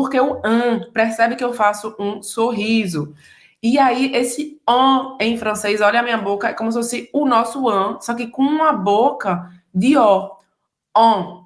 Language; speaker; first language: Portuguese; native; Portuguese